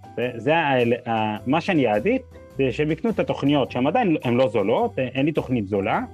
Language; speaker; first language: Hebrew; native; Hebrew